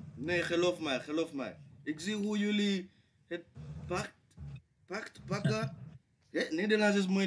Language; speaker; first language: Dutch; non-native, learner; English